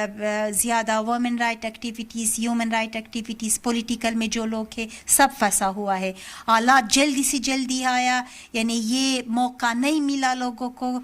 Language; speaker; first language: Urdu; non-native, learner; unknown